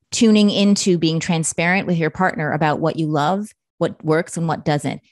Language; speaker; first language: English; native; English